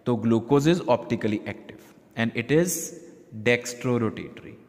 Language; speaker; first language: English; non-native, local second language; Punjabi